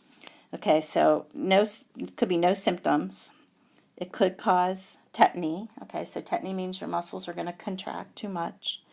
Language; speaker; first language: English; native; English